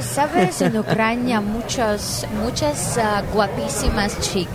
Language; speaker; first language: Spanish; non-native, learner; Ukrainian